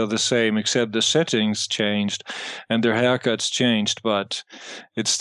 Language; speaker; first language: English; native; English